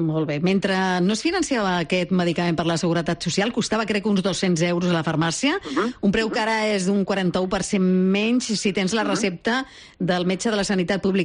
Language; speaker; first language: Catalan; native; Catalan